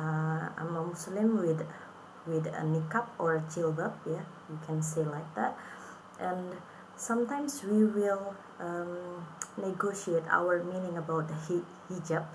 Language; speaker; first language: English; non-native, fluent; Indonesian